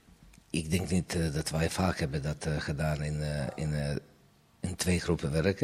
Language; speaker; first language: Dutch; non-native, fluent; Serbian